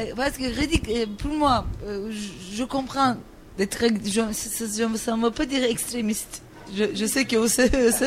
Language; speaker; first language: French; non-native, fluent; Turkish